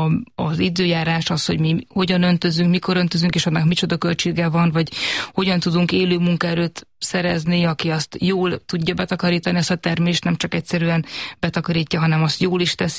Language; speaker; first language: Hungarian; native; Hungarian